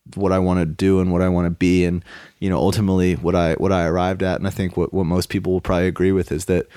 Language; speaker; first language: English; native; English